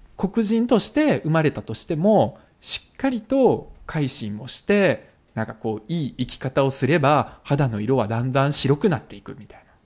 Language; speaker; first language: Japanese; early bilingual, other home language; Russian